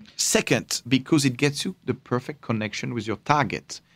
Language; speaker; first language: English; non-native, fluent; French